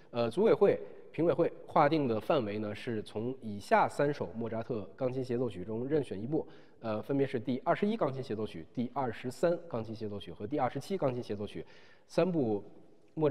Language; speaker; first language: Chinese; native; Chinese